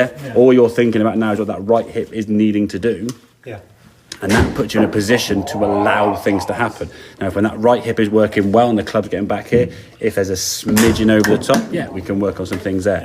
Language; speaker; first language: English; native; English